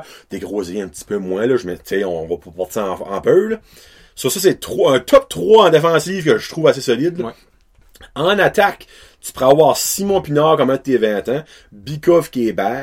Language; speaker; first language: French; native; French